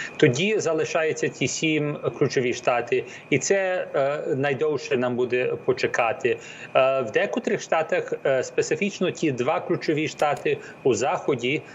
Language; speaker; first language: Ukrainian; early bilingual, heritage; Ukrainian